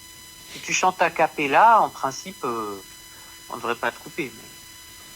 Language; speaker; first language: French; native; French